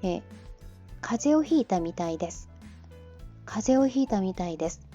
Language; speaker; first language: Japanese; non-native, fluent; Korean